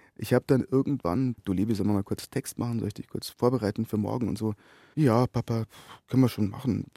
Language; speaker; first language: German; native; German